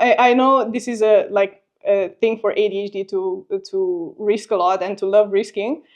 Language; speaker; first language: English; non-native, fluent; Romanian